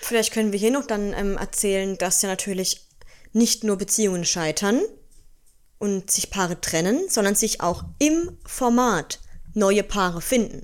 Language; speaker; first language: German; native; German